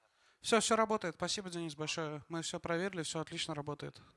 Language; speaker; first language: Russian; native; Russian